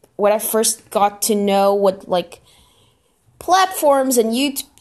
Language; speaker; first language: English; non-native, fluent; Portuguese